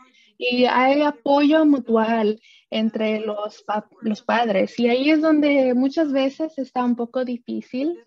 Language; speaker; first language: Spanish; early bilingual, other home language; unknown